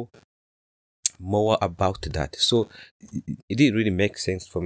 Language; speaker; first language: English; non-native, local second language; Kinyarwanda